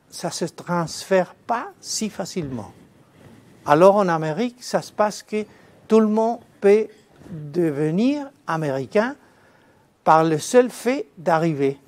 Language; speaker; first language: French; non-native, fluent; Spanish